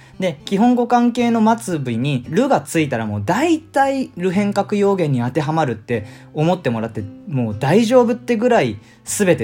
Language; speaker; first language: Japanese; native; Japanese